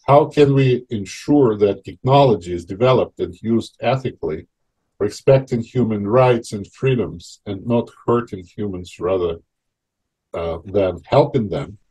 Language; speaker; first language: English; non-native, fluent; Russian